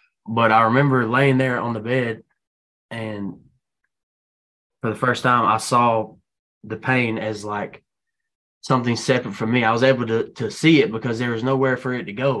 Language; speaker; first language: English; native; English